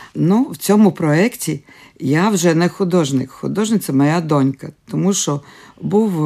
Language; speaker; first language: Ukrainian; early bilingual, other home language; Latvian